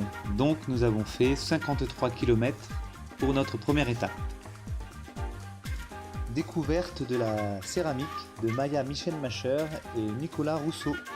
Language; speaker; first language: French; native; French